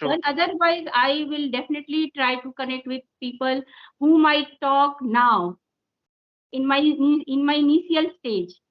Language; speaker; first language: English; non-native, local second language; Hindi